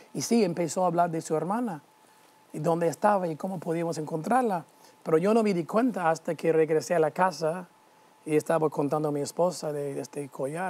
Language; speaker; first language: Spanish; non-native, fluent; English